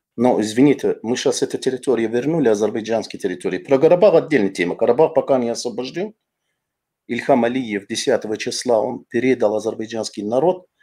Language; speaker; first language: Russian; non-native, fluent; Azerbaijani